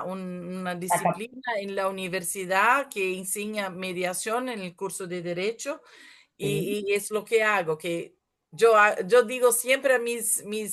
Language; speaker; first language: Spanish; non-native, fluent; Portuguese